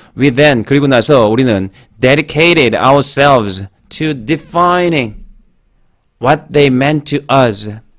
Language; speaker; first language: English; non-native, fluent; Korean